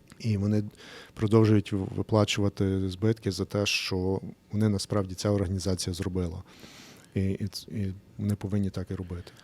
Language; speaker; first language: Ukrainian; early bilingual, heritage; English